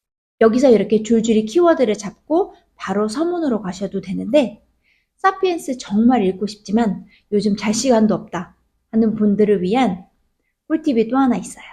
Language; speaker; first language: Korean; native; Korean